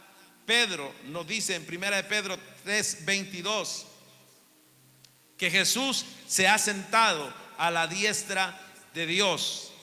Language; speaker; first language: Spanish; native; Spanish